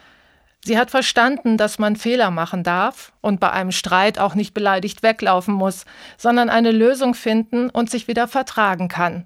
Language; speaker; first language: German; native; German